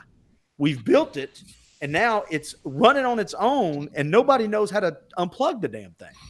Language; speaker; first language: English; native; English